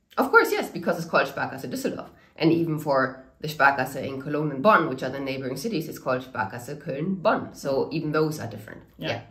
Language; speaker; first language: English; non-native, fluent; German